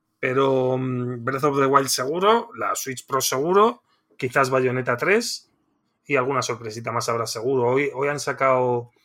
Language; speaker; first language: Spanish; native; Spanish